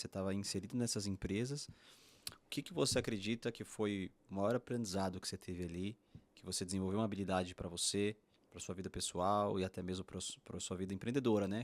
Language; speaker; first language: Portuguese; native; Portuguese